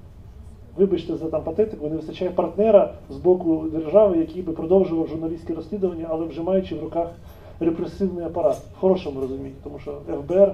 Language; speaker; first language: Ukrainian; native; Ukrainian